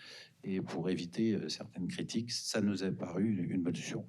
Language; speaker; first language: French; native; French